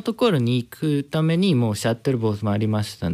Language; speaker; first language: Japanese; non-native, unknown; Spanish